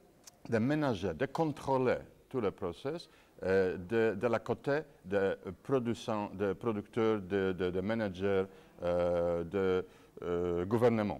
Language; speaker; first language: French; non-native, fluent; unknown